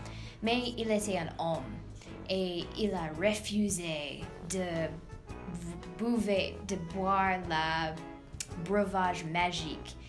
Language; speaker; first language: French; non-native, learner; English